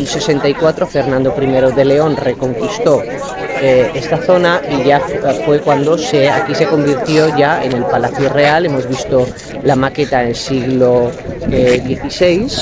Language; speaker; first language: Spanish; native; Spanish